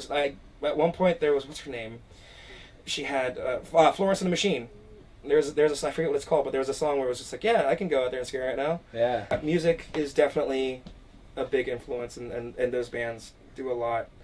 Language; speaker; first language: English; native; English